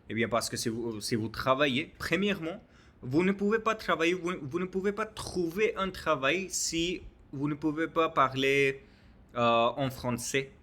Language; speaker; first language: French; non-native, learner; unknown